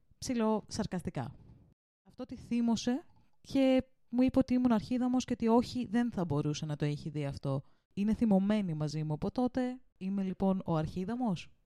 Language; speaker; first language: Greek; early bilingual, heritage; Greek